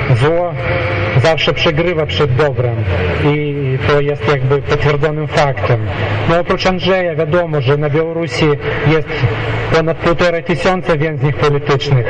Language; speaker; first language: Polish; non-native, local second language; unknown